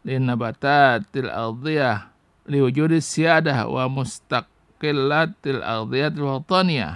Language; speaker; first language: Arabic; non-native, fluent; Indonesian